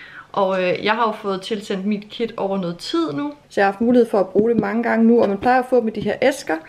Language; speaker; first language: Danish; native; Danish